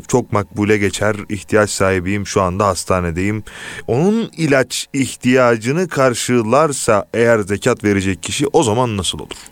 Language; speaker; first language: Turkish; native; Turkish